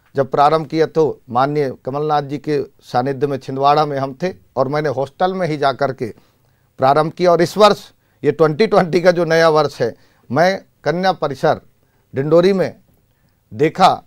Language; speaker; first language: Hindi; native; Hindi